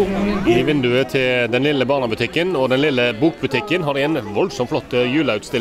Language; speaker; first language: Norwegian; native; Norwegian